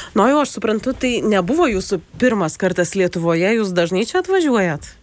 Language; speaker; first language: Lithuanian; native; Lithuanian